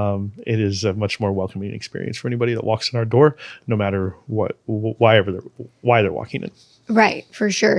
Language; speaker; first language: English; native; English